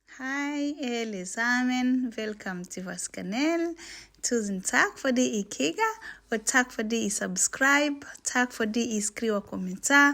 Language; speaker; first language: Danish; non-native, fluent; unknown